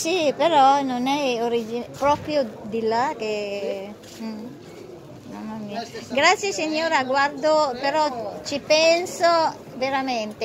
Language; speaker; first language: Italian; non-native, fluent; Filipino